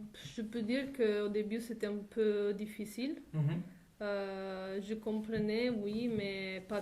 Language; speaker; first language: French; non-native, fluent; Italian